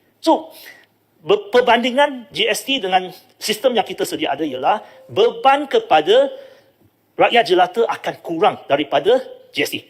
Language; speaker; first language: Malay; non-native, local second language; Chinese